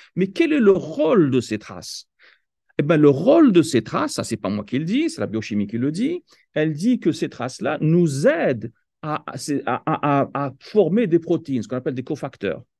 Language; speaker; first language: French; non-native, local second language; Kabyle